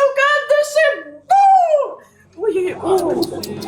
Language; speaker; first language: Russian; native; Russian